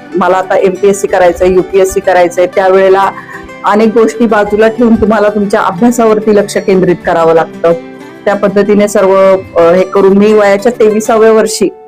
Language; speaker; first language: Marathi; native; Marathi